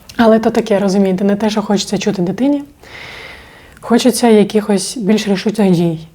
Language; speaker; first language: Ukrainian; non-native, local second language; Russian